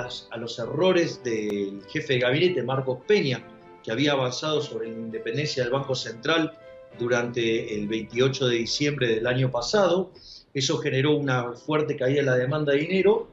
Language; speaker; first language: Spanish; native; Spanish